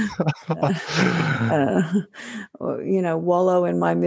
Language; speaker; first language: English; native; English